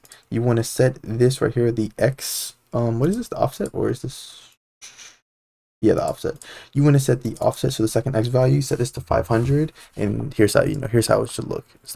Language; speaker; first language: English; native; English